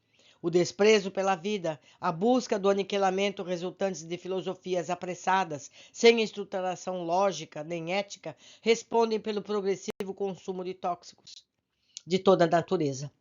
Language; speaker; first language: Portuguese; native; Portuguese